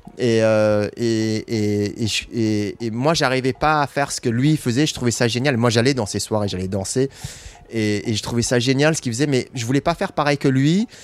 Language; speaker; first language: French; non-native, fluent; English